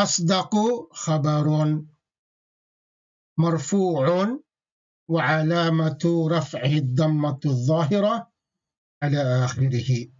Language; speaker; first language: Arabic; non-native, fluent; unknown